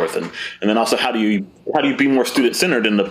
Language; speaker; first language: English; native; English